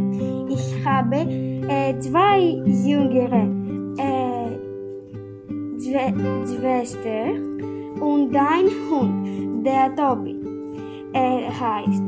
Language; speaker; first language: German; non-native, learner; Greek